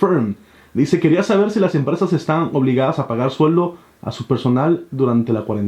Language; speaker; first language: Spanish; native; Spanish